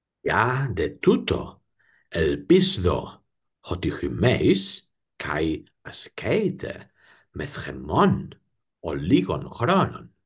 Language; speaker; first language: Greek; non-native, learner; Spanish